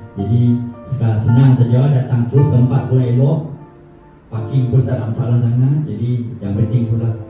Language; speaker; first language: Malay; non-native, local second language; Thai